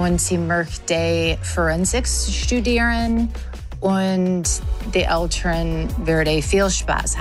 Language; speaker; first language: German; non-native, learner; English